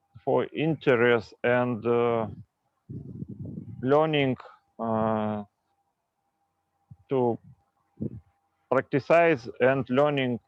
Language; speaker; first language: English; non-native, local second language; Russian